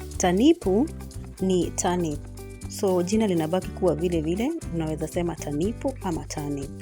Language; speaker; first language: Swahili; native; Swahili